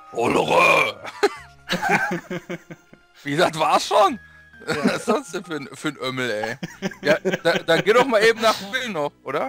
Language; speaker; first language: German; native; German